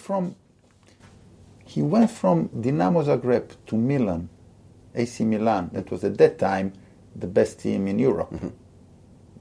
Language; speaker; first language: English; non-native, fluent; Croatian